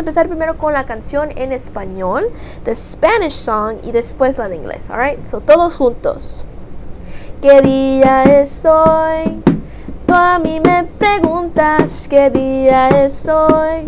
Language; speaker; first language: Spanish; early bilingual, heritage; Spanish